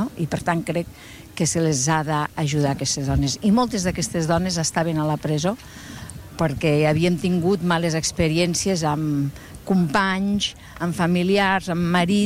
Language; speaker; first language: Catalan; native; Catalan